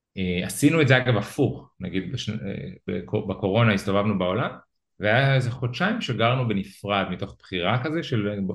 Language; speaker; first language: Hebrew; early bilingual, other home language; Russian